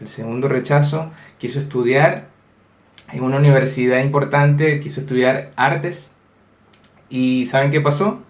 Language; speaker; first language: Spanish; native; Spanish